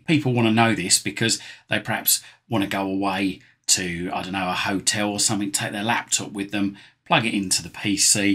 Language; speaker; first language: English; native; English